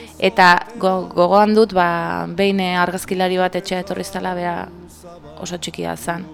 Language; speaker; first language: Basque; native; Basque